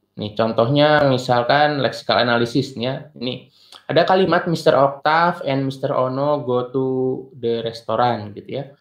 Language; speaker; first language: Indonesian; native; Indonesian